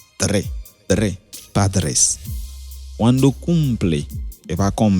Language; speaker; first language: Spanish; non-native, fluent; Haitian Creole